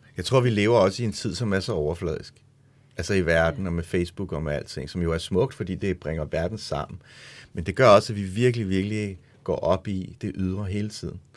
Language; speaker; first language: Danish; early bilingual, other home language; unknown